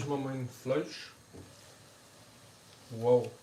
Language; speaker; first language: German; early bilingual, other home language; Kurdish